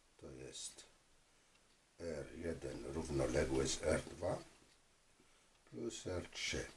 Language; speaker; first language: Polish; non-native, fluent; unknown